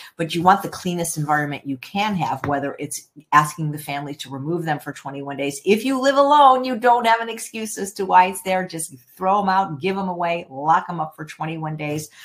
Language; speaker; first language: English; early bilingual, other home language; French